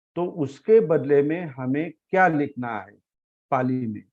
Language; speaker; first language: Hindi; non-native, local second language; Marathi